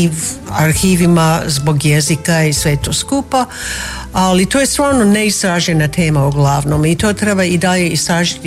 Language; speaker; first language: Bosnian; non-native, fluent; English